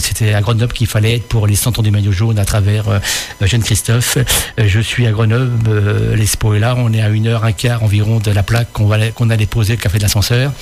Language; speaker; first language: French; native; French